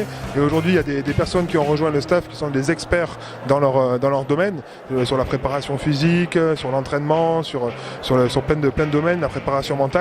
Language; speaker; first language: French; native; French